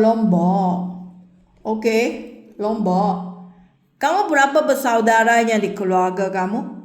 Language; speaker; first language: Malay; non-native, local second language; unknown